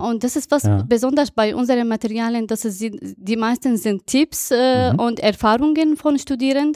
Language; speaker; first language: German; non-native, fluent; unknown